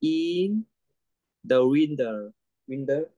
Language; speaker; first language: English; non-native, learner; Vietnamese